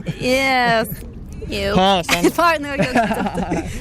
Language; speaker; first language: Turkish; non-native, learner; English